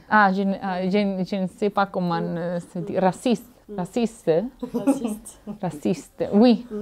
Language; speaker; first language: French; non-native, learner; Italian